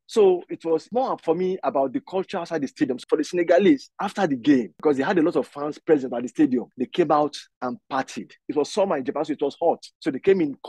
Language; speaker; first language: English; non-native, local second language; Yoruba